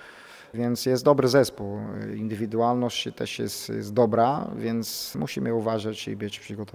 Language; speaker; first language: Polish; non-native, fluent; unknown